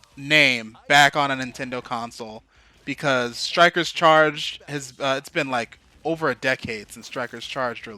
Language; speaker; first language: English; native; English